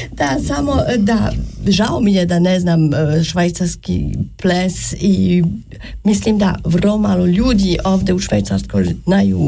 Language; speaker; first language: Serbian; non-native, fluent; German